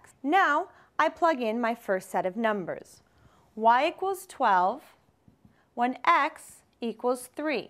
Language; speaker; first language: English; native; English